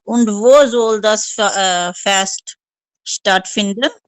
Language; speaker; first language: German; non-native, learner; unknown